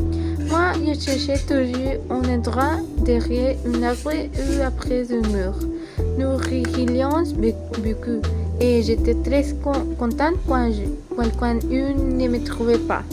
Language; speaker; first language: French; non-native, learner; Spanish